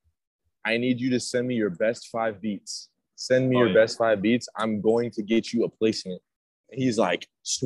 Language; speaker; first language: English; native; English